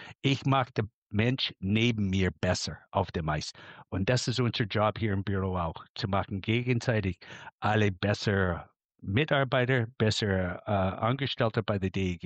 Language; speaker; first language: German; non-native, fluent; English